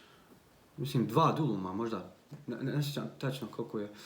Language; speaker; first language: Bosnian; early bilingual, heritage; Bosnian